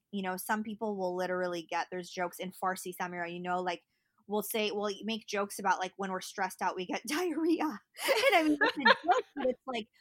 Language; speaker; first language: English; native; English